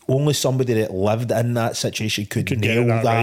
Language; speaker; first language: English; native; English